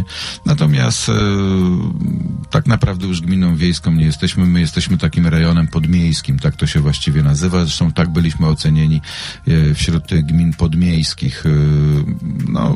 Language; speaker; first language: Polish; native; Polish